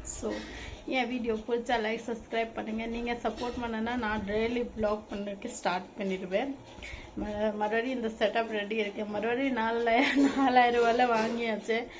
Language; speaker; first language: Tamil; non-native, fluent; Assamese